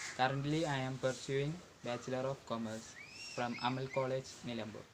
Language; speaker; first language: English; non-native, local second language; Malayalam